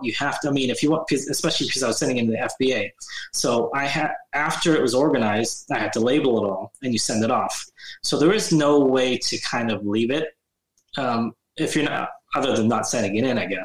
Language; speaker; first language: English; native; English